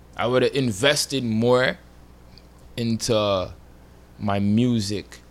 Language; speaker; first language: English; native; English